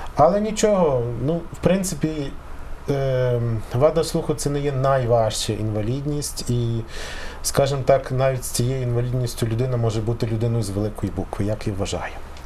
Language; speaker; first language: Ukrainian; native; Ukrainian